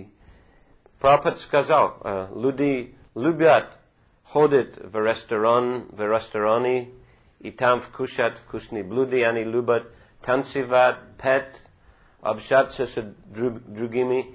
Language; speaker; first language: Russian; non-native, fluent; English